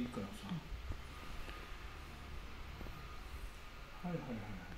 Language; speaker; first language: Japanese; native; Japanese